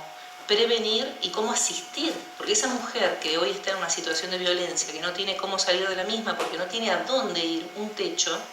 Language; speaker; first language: Spanish; native; Spanish